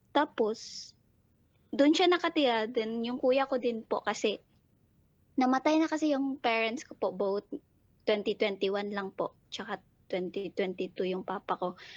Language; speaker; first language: Filipino; non-native, local second language; Cebuano